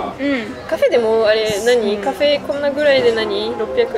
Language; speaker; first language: Japanese; non-native, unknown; French